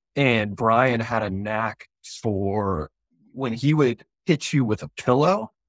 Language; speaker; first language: English; native; English